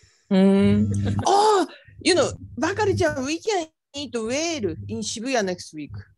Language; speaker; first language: English; non-native, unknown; Japanese